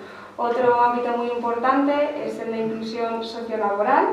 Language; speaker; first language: Spanish; native; Spanish